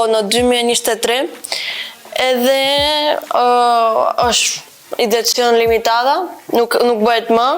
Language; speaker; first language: Albanian; early bilingual, heritage; Albanian